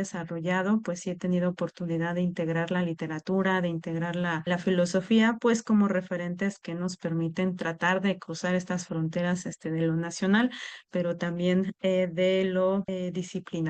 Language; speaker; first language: Spanish; native; Spanish